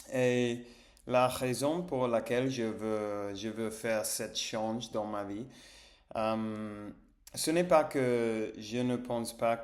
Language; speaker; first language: French; non-native, learner; English